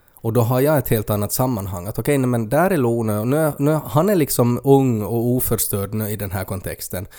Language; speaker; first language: Swedish; native; Swedish